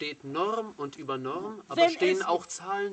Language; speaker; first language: German; native; German